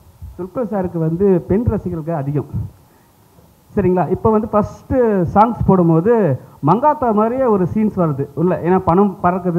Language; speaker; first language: Tamil; native; Tamil